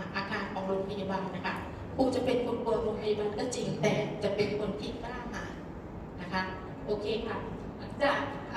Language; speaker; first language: Thai; non-native, local second language; Northeastern Thai